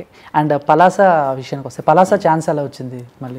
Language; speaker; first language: Telugu; native; Telugu